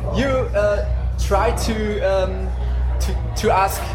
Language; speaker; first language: English; non-native, fluent; German